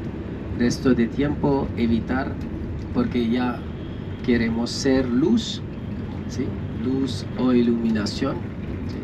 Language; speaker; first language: Spanish; non-native, fluent; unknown